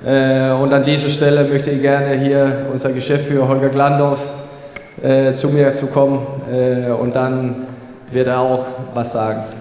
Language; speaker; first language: German; non-native, fluent; Danish